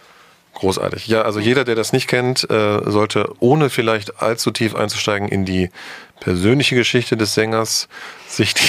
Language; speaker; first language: German; native; German